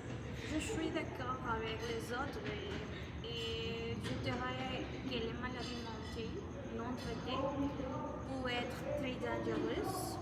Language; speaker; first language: French; non-native, learner; Spanish